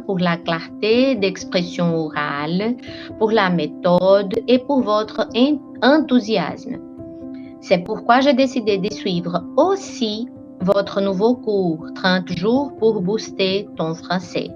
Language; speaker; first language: French; non-native, learner; Portuguese